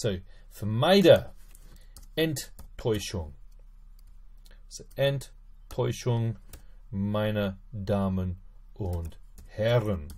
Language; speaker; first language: German; non-native, fluent; English